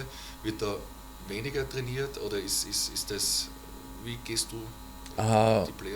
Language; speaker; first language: German; native; German